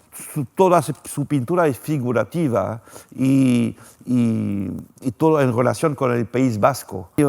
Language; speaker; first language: Spanish; non-native, fluent; French